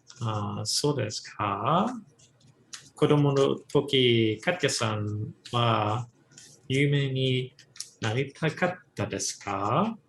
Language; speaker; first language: Japanese; non-native, fluent; English